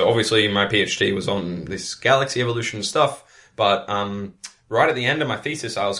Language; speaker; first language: English; native; English